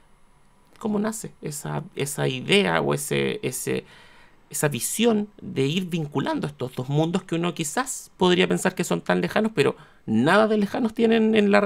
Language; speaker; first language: Spanish; native; Spanish